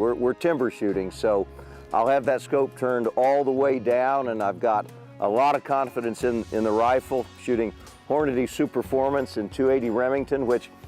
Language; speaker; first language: English; native; English